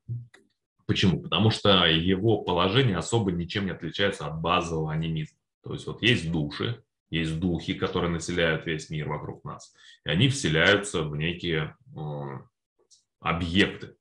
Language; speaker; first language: Russian; native; Russian